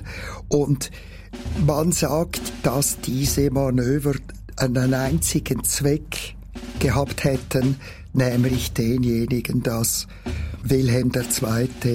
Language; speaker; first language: German; native; German